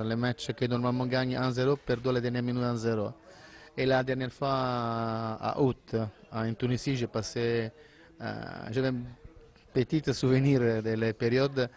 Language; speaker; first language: French; non-native, learner; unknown